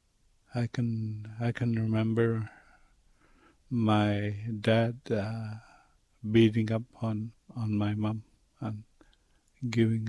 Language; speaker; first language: English; non-native, fluent; Cree